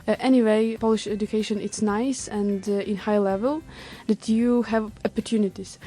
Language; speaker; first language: English; non-native, learner; Ukrainian